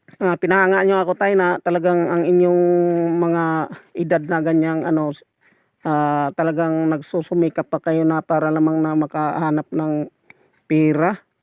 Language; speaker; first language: Filipino; non-native, local second language; Cebuano